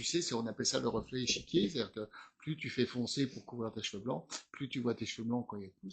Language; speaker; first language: French; native; French